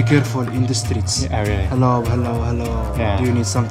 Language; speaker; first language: English; non-native, learner; Arabic